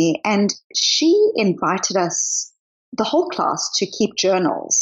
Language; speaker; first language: English; native; English